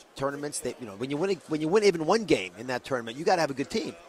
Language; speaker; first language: English; native; English